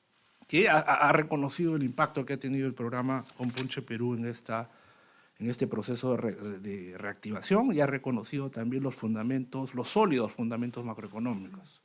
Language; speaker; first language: Spanish; native; Spanish